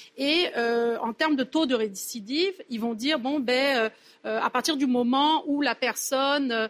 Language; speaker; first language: French; native; French